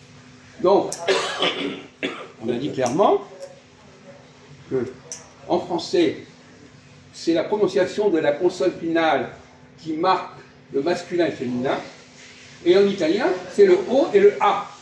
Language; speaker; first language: French; native; French